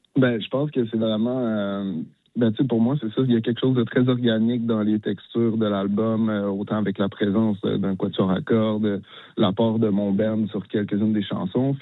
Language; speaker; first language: French; native; French